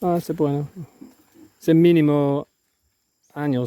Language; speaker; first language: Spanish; non-native, learner; English